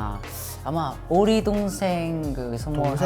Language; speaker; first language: Korean; non-native, learner; Vietnamese